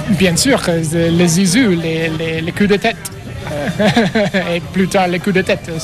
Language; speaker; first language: French; non-native, learner; English